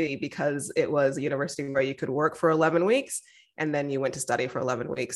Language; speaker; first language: English; native; English